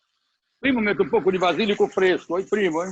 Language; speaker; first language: Italian; non-native, learner; Portuguese